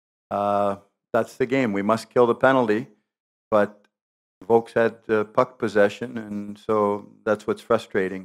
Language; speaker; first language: English; native; English